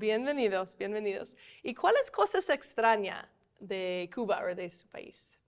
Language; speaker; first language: Spanish; non-native, fluent; English